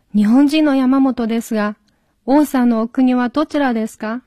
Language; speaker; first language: Japanese; non-native, fluent; Chinese